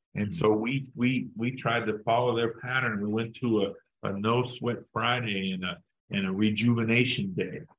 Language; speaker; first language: English; native; English